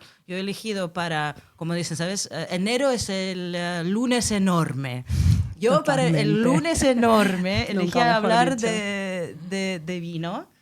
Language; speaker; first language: Spanish; non-native, fluent; Russian